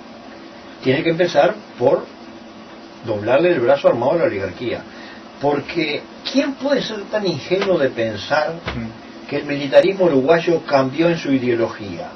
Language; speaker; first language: Spanish; native; Spanish